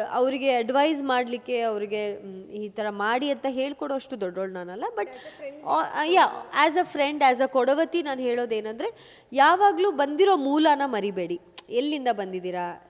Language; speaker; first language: Kannada; non-native, local second language; Kodava